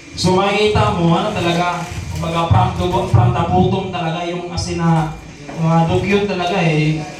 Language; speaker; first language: Filipino; non-native, local second language; Masbatenyo